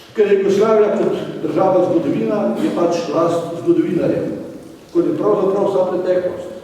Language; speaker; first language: Slovenian; native; Slovenian